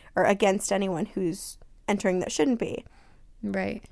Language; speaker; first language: English; native; English